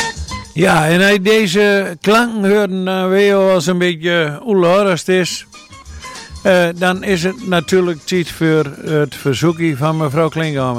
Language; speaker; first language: Dutch; native; Dutch